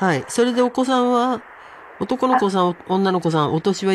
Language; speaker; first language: Japanese; native; Japanese